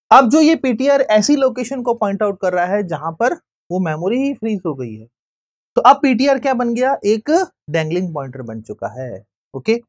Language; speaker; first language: Hindi; native; Hindi